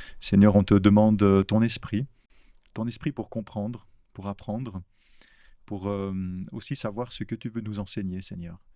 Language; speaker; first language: French; native; French